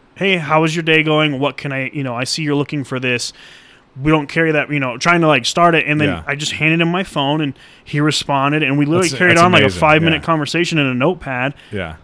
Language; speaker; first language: English; native; English